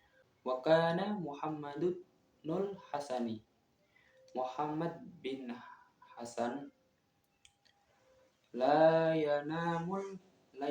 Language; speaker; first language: Arabic; non-native, learner; Indonesian